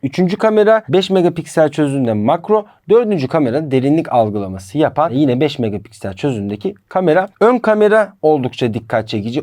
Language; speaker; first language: Turkish; native; Turkish